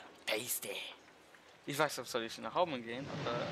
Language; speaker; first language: German; early bilingual, other home language; Polish